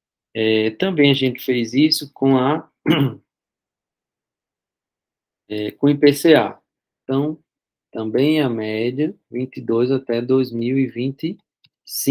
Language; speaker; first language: Portuguese; native; Portuguese